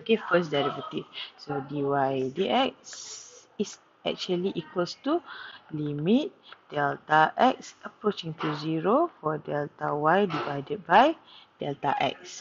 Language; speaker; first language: English; non-native, local second language; Malay